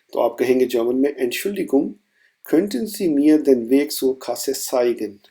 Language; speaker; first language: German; non-native, fluent; Urdu